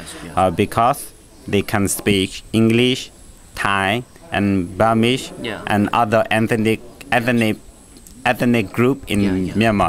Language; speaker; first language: English; non-native, learner; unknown